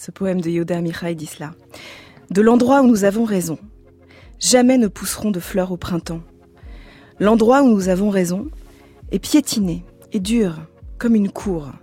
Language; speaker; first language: French; native; French